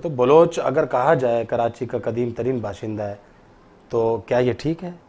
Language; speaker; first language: Urdu; non-native, local second language; Baluchi